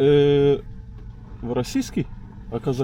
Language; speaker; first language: Russian; non-native, learner; Lithuanian